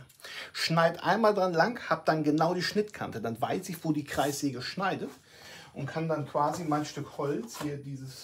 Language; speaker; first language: German; native; German